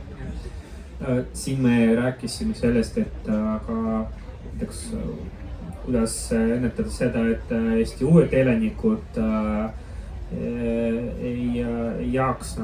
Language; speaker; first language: Estonian; non-native, local second language; Russian